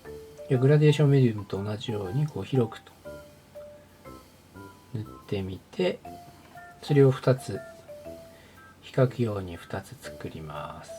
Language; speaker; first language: Japanese; native; Japanese